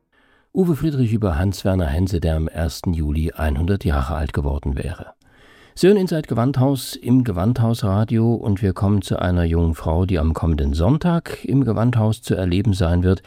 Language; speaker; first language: German; native; German